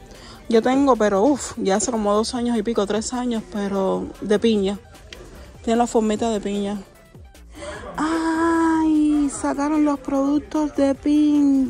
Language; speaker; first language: Spanish; native; Spanish